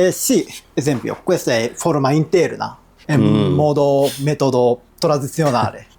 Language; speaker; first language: Italian; non-native, learner; Japanese